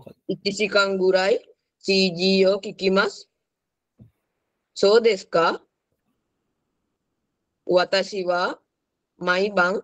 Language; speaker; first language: Japanese; non-native, learner; Sinhala